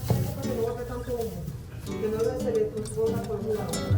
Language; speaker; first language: Spanish; native; Spanish